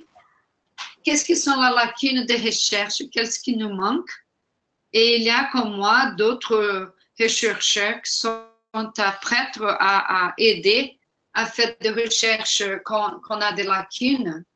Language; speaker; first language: French; non-native, fluent; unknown